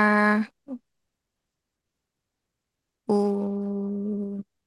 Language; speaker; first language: Korean; non-native, learner; Chinese